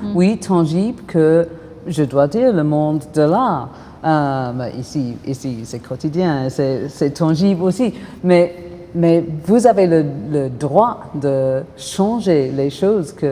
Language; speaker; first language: French; non-native, fluent; English